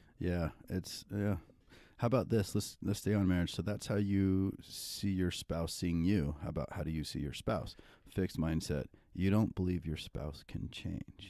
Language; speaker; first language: English; native; English